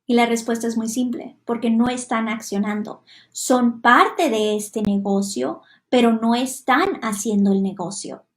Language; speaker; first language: Spanish; non-native, fluent; Hungarian